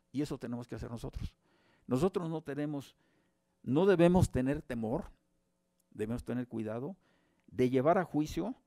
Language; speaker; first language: Spanish; native; Spanish